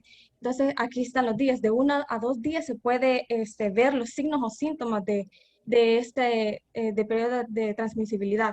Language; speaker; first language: Spanish; native; Spanish